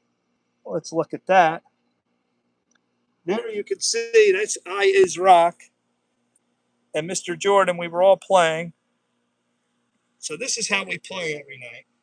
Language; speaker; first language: English; native; English